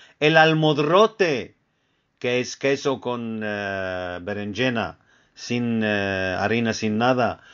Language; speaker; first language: Spanish; early bilingual, heritage; Ladino